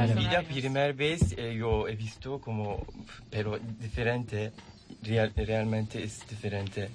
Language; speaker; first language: Spanish; non-native, learner; Turkish